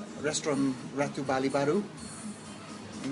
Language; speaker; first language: Indonesian; non-native, learner; English